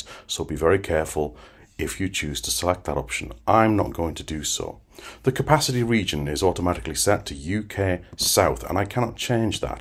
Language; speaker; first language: English; native; English